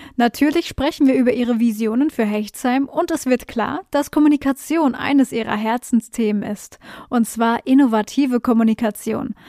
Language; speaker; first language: German; native; German